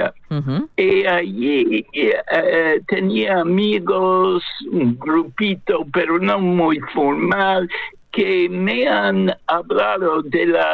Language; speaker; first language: Spanish; non-native, fluent; English